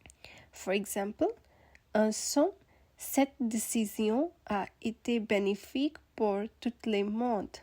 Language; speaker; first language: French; non-native, learner; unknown